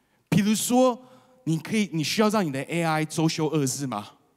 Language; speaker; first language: Chinese; early bilingual, heritage; Chinese